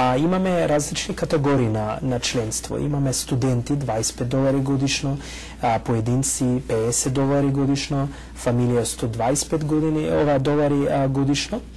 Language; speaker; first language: Macedonian; early bilingual, heritage; Macedonian